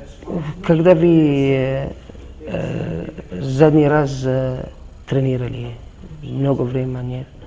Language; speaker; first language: Russian; non-native, learner; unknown